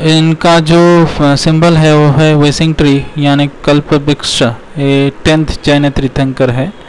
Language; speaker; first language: Hindi; non-native, local second language; Bangla